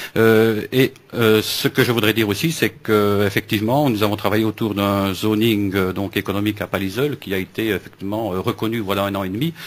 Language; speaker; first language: French; native; French